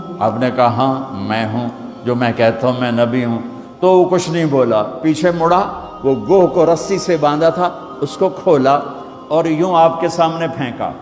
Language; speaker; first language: Urdu; non-native, local second language; Punjabi